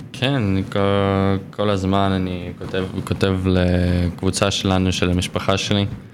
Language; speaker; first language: Hebrew; non-native, fluent; Ukrainian